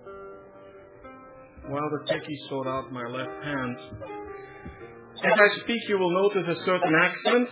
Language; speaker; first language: English; non-native, fluent; Dutch